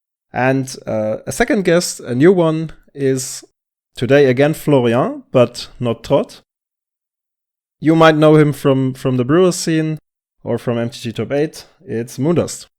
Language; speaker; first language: English; non-native, fluent; German